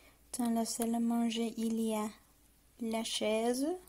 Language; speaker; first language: French; non-native, learner; Spanish